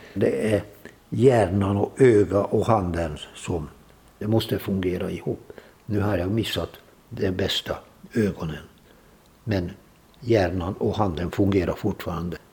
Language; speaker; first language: Swedish; non-native, fluent; Hungarian